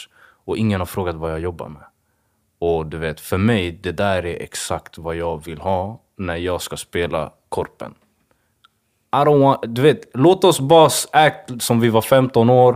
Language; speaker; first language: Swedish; early bilingual, other home language; Swahili